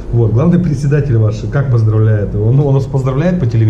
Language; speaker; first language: Russian; native; Russian